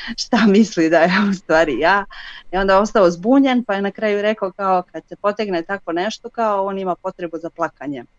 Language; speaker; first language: Serbian; native; Serbian